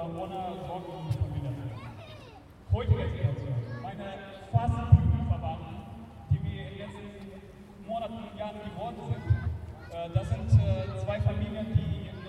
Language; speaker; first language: German; non-native, fluent; Ukrainian